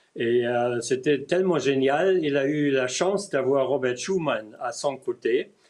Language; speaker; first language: French; non-native, fluent; German